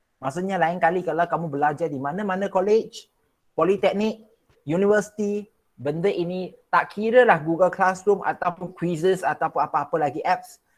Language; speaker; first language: Malay; non-native, local second language; Chinese